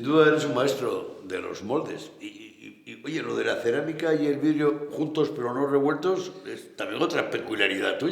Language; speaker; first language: Spanish; native; Spanish